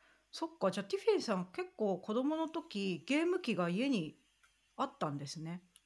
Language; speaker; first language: Japanese; native; Japanese